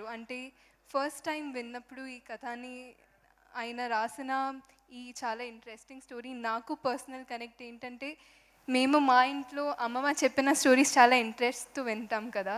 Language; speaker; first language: Telugu; non-native, fluent; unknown